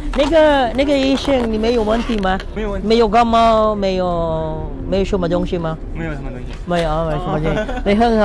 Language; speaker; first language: Chinese; non-native, learner; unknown